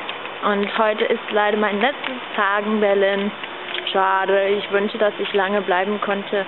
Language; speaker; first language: German; non-native, learner; English